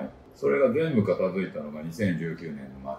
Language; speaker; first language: Japanese; native; Japanese